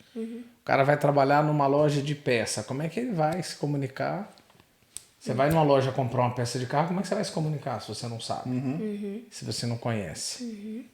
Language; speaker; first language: Portuguese; native; Portuguese